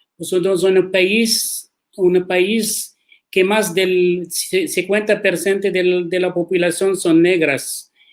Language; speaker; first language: Spanish; non-native, learner; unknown